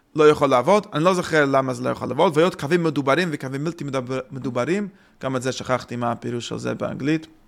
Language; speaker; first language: Hebrew; non-native, fluent; English